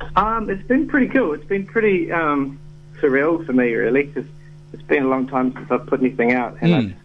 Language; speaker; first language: English; native; English